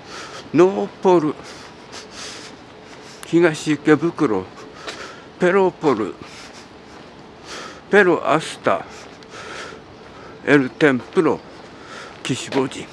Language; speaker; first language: Spanish; non-native, learner; Japanese